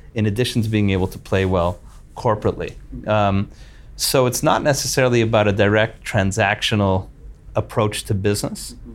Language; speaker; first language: English; native; English